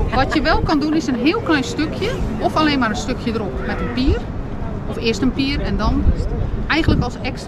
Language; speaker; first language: Dutch; native; Dutch